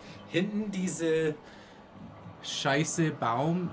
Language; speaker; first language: German; non-native, learner; English